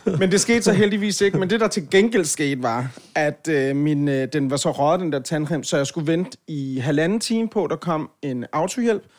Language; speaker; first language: Danish; native; Danish